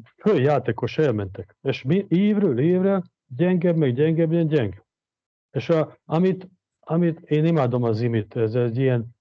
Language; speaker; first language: Hungarian; non-native, fluent; Serbian